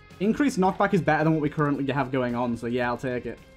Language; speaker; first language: English; native; English